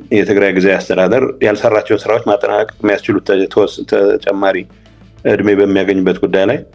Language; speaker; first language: Amharic; non-native, local second language; Tigrinya